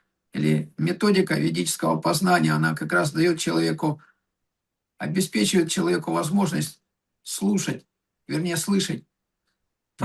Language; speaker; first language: Russian; native; Russian